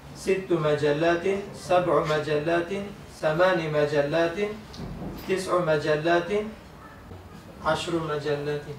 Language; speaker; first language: Arabic; non-native, learner; Uzbek